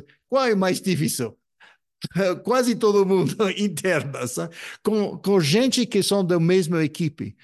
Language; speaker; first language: Portuguese; non-native, fluent; English